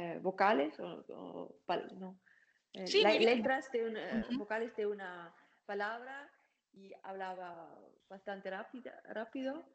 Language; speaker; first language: Spanish; non-native, learner; German